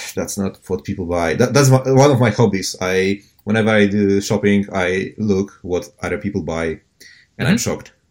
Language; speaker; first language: English; non-native, fluent; Polish